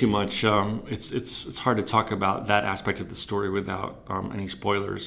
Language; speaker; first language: English; native; English